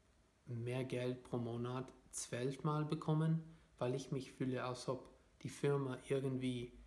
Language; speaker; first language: German; non-native, fluent; English